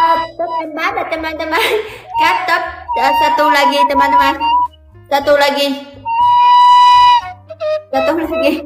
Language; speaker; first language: Indonesian; non-native, learner; Vietnamese